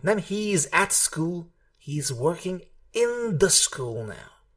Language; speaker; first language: English; non-native, fluent; Hungarian